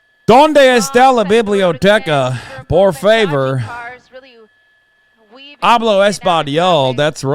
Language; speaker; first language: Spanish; non-native, learner; English